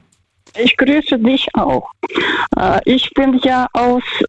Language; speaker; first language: German; non-native, fluent; Russian